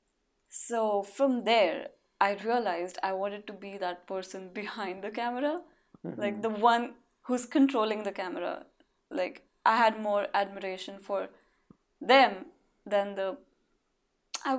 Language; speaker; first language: English; non-native, local second language; Marathi